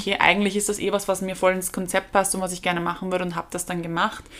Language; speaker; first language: German; native; German